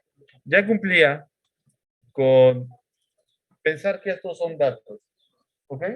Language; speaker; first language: Spanish; native; Spanish